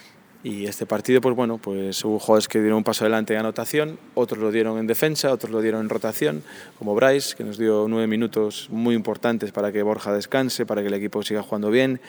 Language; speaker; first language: Spanish; native; Spanish